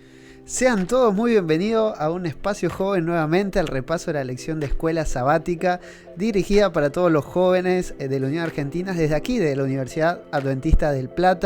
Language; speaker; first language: Spanish; native; Spanish